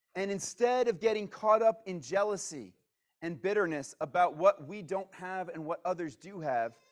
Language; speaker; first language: English; native; English